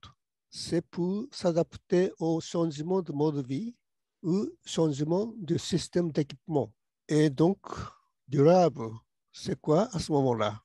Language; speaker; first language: French; non-native, learner; Japanese